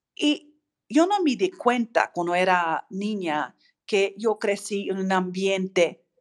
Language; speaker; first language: Spanish; non-native, fluent; English